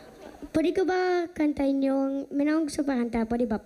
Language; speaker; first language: Filipino; early bilingual, heritage; Filipino